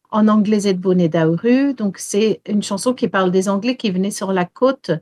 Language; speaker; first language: French; early bilingual, heritage; French